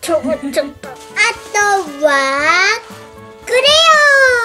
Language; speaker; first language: Japanese; native; Japanese